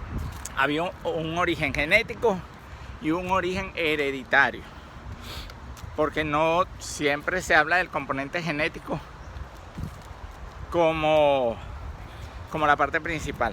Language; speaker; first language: Spanish; native; Spanish